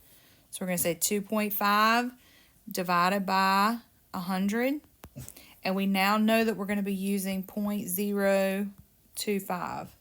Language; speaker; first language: English; native; English